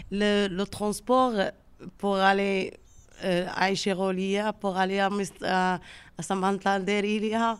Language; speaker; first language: French; non-native, learner; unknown